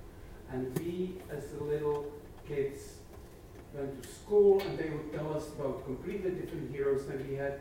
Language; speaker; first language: English; non-native, fluent; Czech